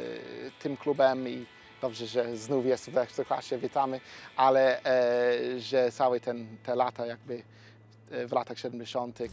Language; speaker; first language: Polish; non-native, fluent; English